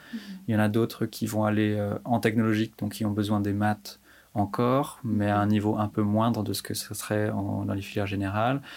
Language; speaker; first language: French; native; French